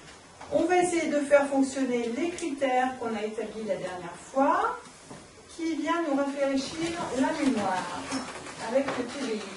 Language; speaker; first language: French; native; French